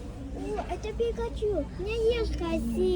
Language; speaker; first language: Russian; early bilingual, other home language; Tajik